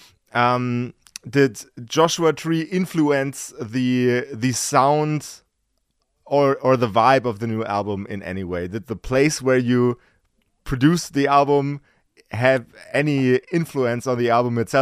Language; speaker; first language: English; non-native, fluent; German